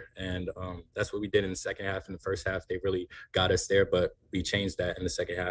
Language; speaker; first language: English; native; English